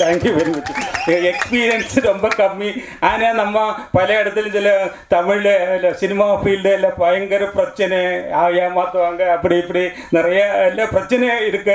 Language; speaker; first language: Tamil; non-native, local second language; Malayalam